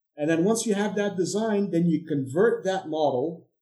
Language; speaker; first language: English; non-native, fluent; Arabic